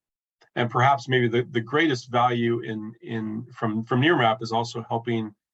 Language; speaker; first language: English; native; English